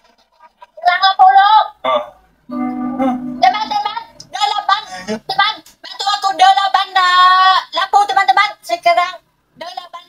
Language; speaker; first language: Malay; non-native, learner; Vietnamese